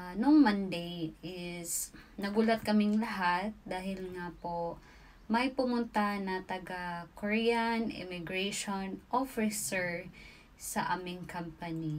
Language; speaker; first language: Filipino; native; Filipino